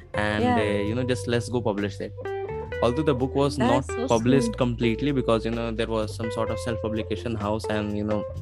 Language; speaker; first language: English; non-native, local second language; Hindi